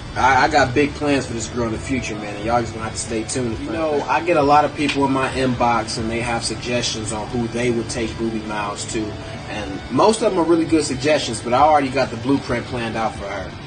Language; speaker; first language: English; native; English